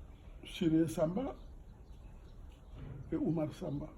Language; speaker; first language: French; non-native, local second language; Fula